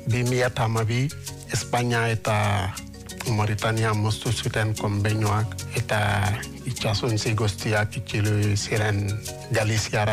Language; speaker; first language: Basque; non-native, fluent; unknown